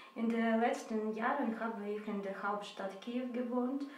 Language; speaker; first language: German; non-native, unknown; Russian